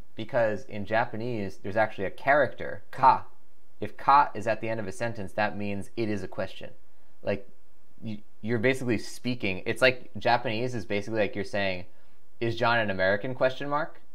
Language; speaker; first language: English; native; English